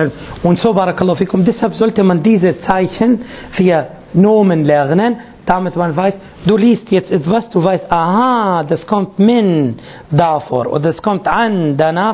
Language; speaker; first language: German; non-native, fluent; Arabic